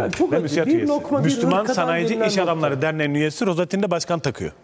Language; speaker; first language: Turkish; native; Turkish